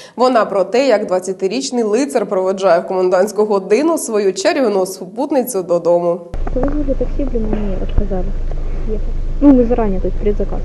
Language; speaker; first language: Ukrainian; native; Ukrainian